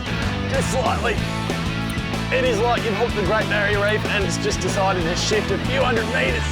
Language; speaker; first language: English; native; English